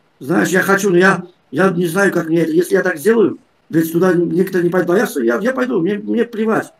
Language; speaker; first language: Russian; non-native, local second language; Armenian